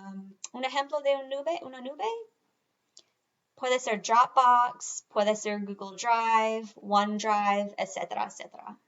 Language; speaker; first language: Spanish; non-native, fluent; English